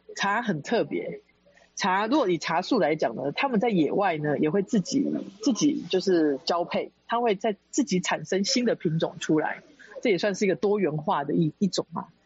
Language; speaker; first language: Chinese; early bilingual, heritage; Chinese